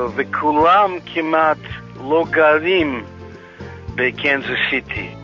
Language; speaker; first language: Hebrew; non-native, fluent; English